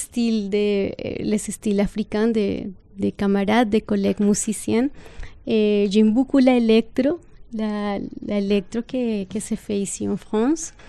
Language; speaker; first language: French; non-native, fluent; Spanish